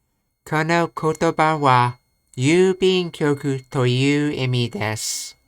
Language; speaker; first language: Japanese; non-native, learner; English